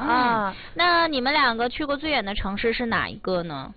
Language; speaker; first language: Chinese; native; Chinese